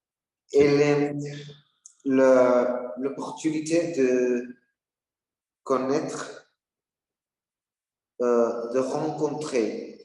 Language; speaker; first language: French; non-native, learner; Spanish